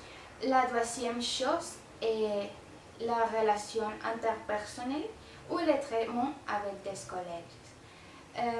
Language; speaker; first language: French; non-native, learner; Spanish